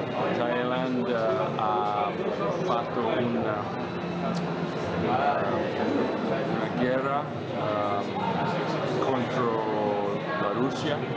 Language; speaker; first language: Italian; non-native, fluent; English